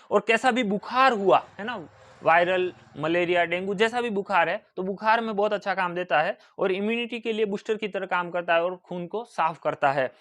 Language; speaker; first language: Hindi; native; Hindi